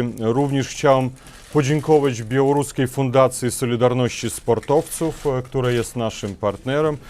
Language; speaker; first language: Polish; non-native, fluent; Russian